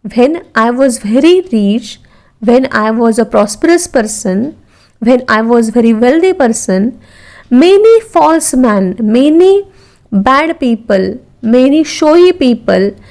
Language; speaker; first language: English; non-native, local second language; Marathi